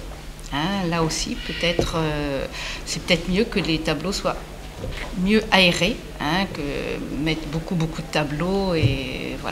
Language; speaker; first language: French; native; French